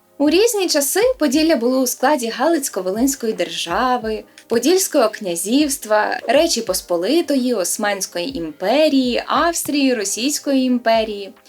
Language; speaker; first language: Ukrainian; native; Ukrainian